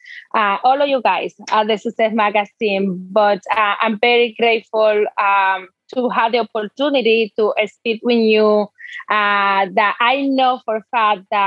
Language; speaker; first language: English; non-native, fluent; Spanish